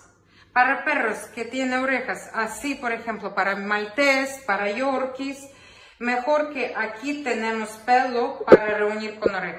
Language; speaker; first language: Spanish; non-native, learner; Ukrainian